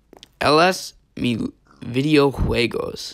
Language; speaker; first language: Spanish; non-native, learner; English